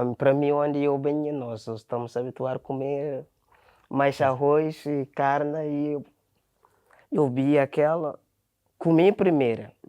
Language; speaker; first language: Portuguese; non-native, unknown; Akan